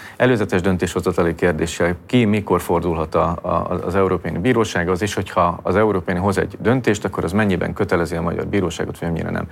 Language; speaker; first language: Hungarian; native; Hungarian